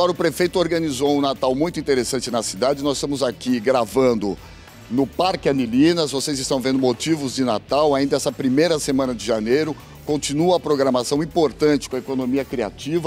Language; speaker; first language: Portuguese; native; Portuguese